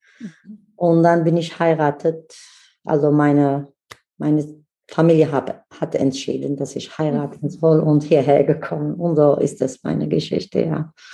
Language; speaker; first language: German; non-native, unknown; Kurdish